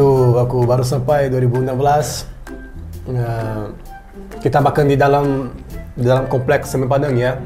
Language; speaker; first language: Indonesian; non-native, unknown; Portuguese